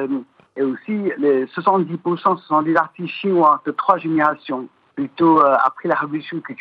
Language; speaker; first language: French; non-native, fluent; Chinese